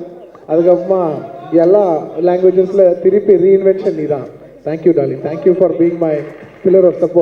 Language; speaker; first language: Tamil; non-native, fluent; Telugu